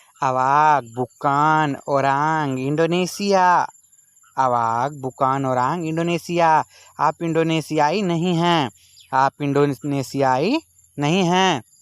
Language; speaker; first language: Hindi; native; Hindi